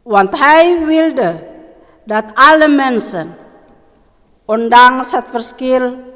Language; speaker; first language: Dutch; non-native, learner; Indonesian